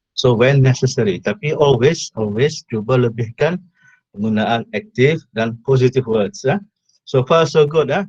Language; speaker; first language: Malay; native; Malay